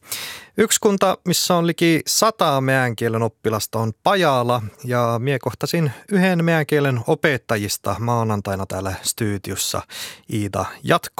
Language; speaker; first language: Finnish; native; Finnish